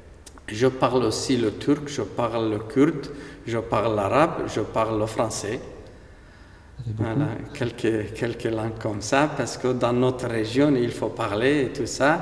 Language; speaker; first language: French; non-native, fluent; Aramaic